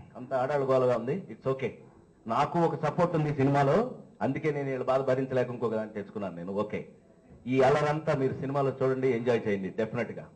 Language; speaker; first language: Telugu; native; Telugu